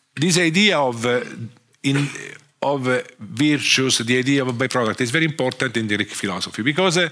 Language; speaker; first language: English; non-native, fluent; Italian